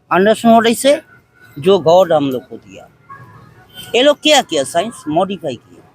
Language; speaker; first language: Hindi; non-native, local second language; Bangla